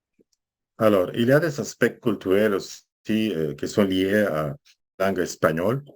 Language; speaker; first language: French; non-native, fluent; Spanish